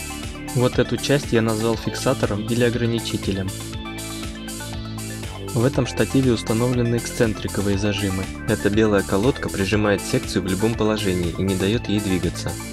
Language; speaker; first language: Russian; native; Russian